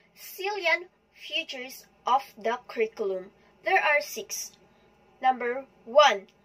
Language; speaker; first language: English; non-native, local second language; Filipino